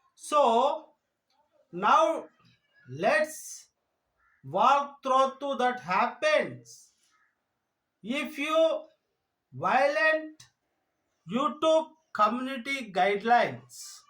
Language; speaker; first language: English; non-native, local second language; Telugu